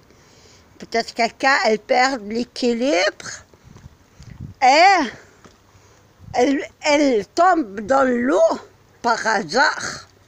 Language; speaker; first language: French; non-native, learner; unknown